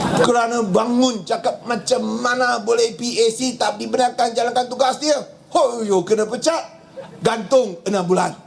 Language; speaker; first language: Malay; non-native, local second language; Min Nan Chinese